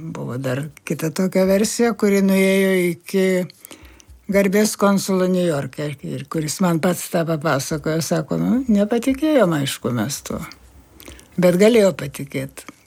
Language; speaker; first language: Lithuanian; native; Lithuanian